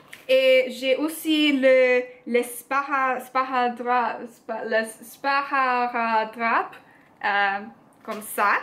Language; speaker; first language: French; non-native, learner; English